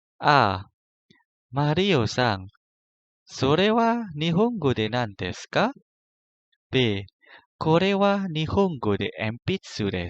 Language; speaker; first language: Japanese; non-native, fluent; Indonesian